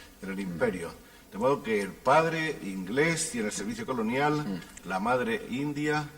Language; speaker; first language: Spanish; native; Spanish